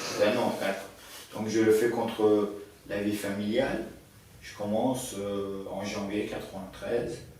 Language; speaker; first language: French; early bilingual, other home language; Persian